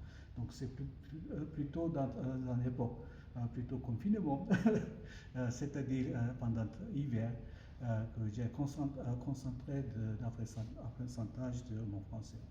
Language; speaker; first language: French; non-native, learner; Japanese